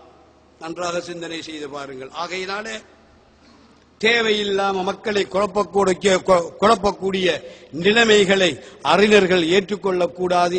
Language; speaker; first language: Tamil; native; Tamil